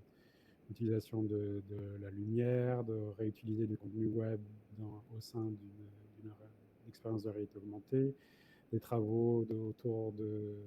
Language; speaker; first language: French; native; French